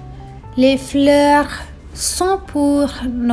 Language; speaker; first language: French; non-native, fluent; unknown